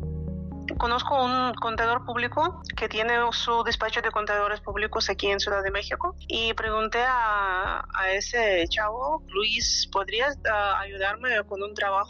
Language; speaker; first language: Spanish; non-native, fluent; Ukrainian